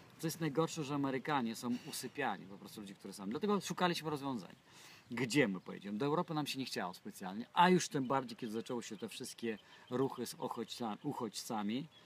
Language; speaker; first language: Polish; non-native, fluent; Russian